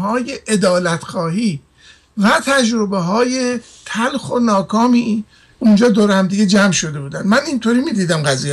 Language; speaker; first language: Persian; native; Persian